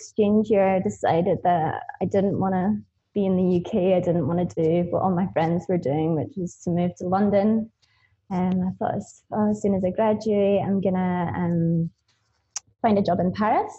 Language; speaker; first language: English; native; English